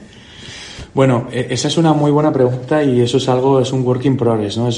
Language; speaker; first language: Spanish; native; Spanish